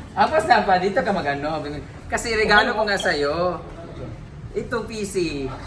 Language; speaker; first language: Filipino; native; Filipino